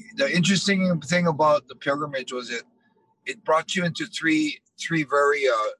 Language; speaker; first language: English; native; English